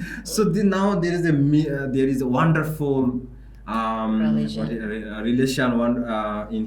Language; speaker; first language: English; non-native, local second language; Bangla